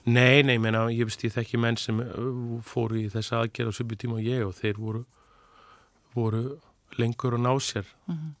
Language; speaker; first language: Icelandic; native; Icelandic